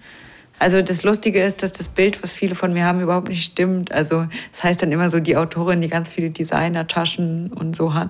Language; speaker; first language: German; native; German